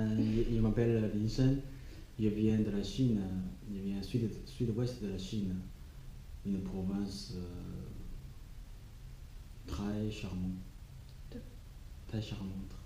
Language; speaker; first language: French; non-native, learner; Chinese